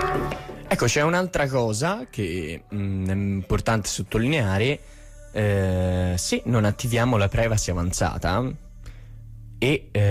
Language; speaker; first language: Italian; native; Italian